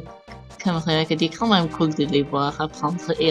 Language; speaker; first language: French; non-native, fluent; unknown